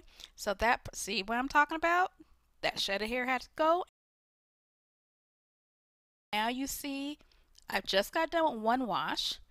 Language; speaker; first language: English; native; English